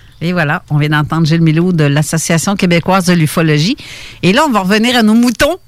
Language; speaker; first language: French; native; French